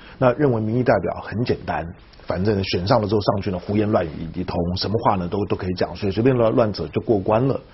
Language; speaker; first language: Chinese; native; Chinese